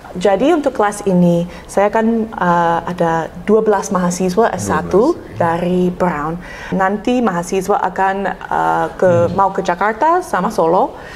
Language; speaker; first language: Indonesian; non-native, fluent; English